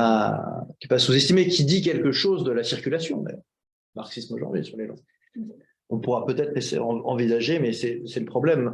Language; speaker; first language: French; native; French